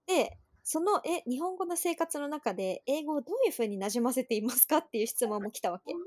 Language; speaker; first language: Japanese; native; Japanese